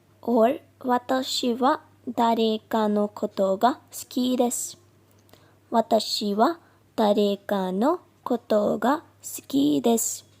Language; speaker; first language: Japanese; non-native, fluent; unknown